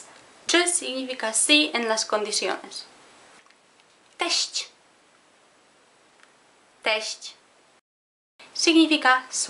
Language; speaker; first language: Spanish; non-native, fluent; Polish